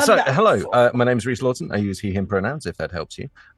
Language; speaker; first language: English; native; English